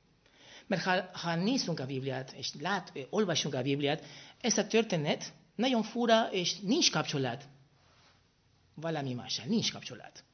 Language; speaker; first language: Hungarian; non-native, fluent; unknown